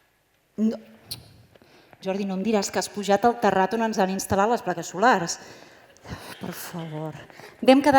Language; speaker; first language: Catalan; native; Catalan